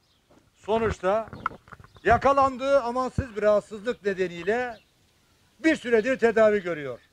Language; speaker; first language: Turkish; native; Turkish